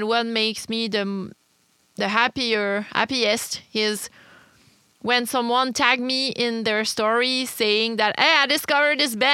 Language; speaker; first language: English; non-native, fluent; French